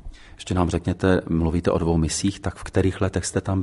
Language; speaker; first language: Czech; native; Czech